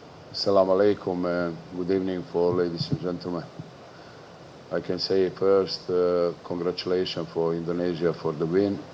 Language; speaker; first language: English; non-native, learner; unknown